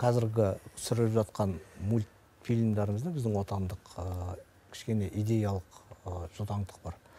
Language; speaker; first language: Kazakh; native; Kazakh